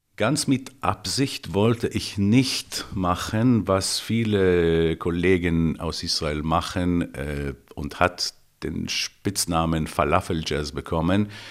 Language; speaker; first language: German; non-native, fluent; Hebrew